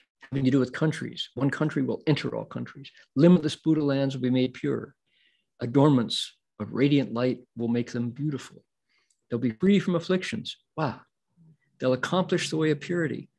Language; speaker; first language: English; native; English